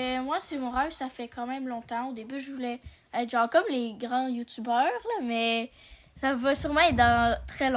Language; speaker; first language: French; native; French